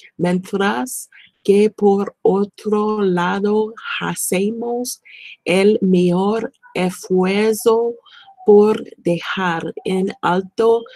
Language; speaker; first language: Spanish; non-native, learner; English